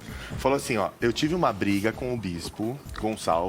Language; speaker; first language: Portuguese; native; Portuguese